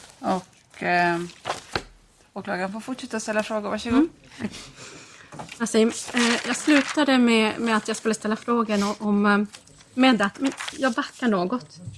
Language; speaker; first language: Swedish; native; Swedish